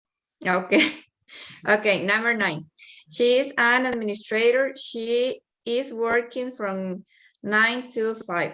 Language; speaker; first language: English; non-native, learner; Spanish